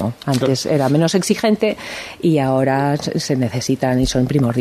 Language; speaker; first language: Spanish; native; Spanish